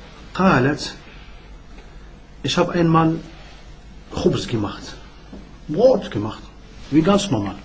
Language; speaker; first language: German; non-native, learner; Arabic